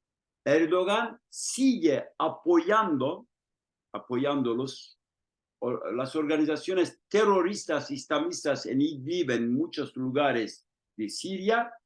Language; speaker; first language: Spanish; non-native, fluent; Turkish